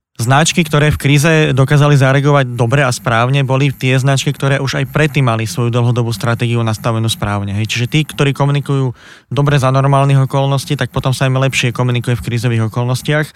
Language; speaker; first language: Czech; native; Czech